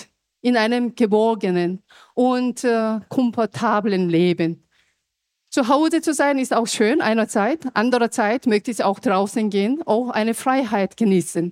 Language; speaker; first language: German; non-native, fluent; Korean